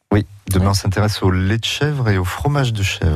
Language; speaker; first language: French; native; French